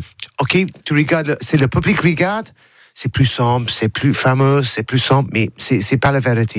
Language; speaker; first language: French; non-native, learner; English